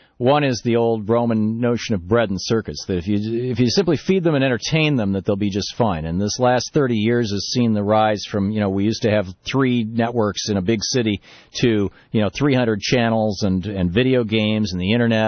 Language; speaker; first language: English; native; English